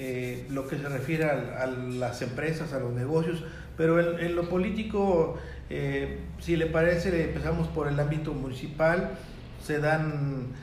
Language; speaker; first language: Spanish; native; Spanish